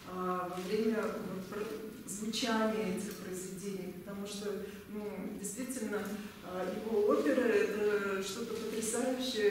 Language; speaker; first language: Russian; native; Russian